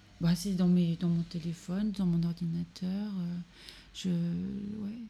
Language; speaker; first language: French; native; French